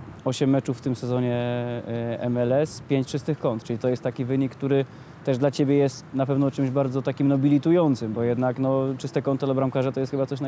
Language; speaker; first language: Polish; native; Polish